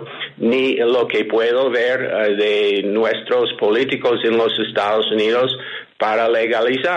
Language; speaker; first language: Spanish; non-native, fluent; English